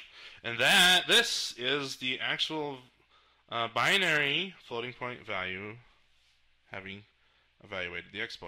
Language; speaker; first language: English; native; English